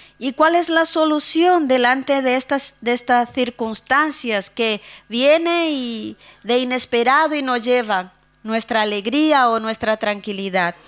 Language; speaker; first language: Spanish; non-native, fluent; Portuguese